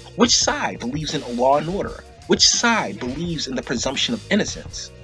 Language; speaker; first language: English; native; English